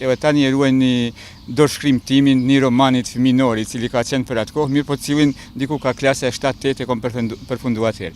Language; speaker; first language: Albanian; native; Albanian